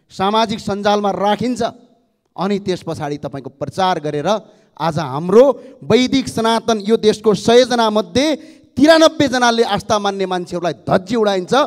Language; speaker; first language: Nepali; native; Nepali